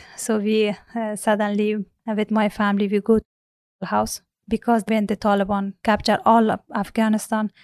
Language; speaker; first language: English; non-native, learner; Persian